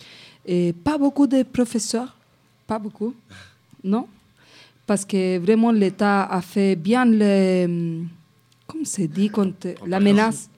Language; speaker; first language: French; non-native, fluent; Spanish